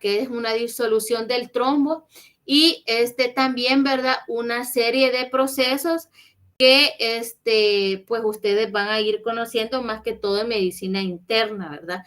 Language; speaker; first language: Spanish; native; Spanish